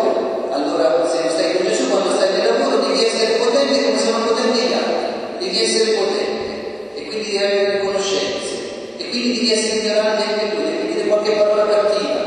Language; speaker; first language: Italian; native; Italian